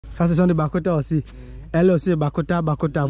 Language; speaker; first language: French; non-native, fluent; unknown